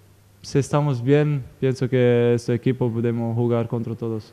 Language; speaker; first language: Spanish; non-native, fluent; Italian